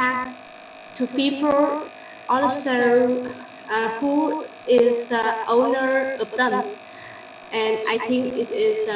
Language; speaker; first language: English; non-native, learner; Vietnamese